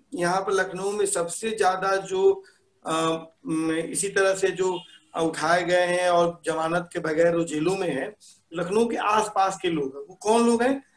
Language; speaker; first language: Hindi; native; Hindi